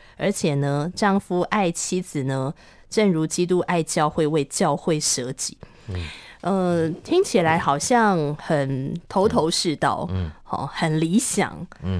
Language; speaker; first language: Chinese; native; Chinese